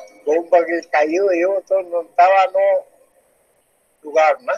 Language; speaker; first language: Portuguese; non-native, learner; Japanese